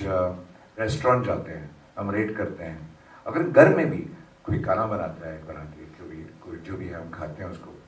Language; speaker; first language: Hindi; non-native, local second language; Tamil